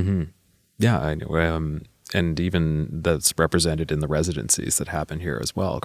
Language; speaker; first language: English; native; English